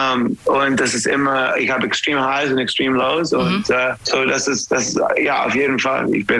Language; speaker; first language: German; non-native, fluent; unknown